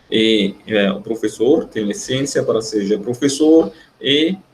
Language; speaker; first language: Portuguese; non-native, fluent; Arabic